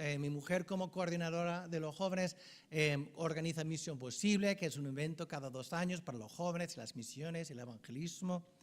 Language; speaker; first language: Spanish; non-native, fluent; English